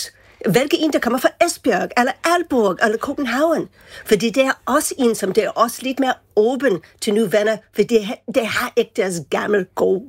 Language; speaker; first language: Danish; non-native, fluent; English